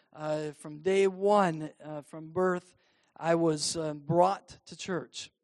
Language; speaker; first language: English; native; English